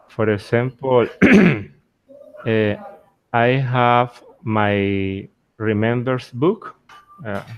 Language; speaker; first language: English; non-native, learner; Spanish